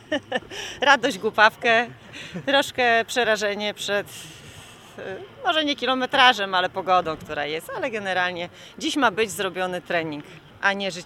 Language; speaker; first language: Polish; native; Polish